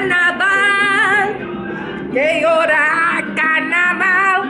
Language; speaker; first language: Spanish; non-native, learner; English